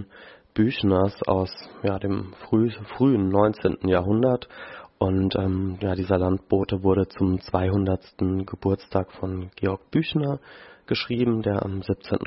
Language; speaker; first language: German; native; German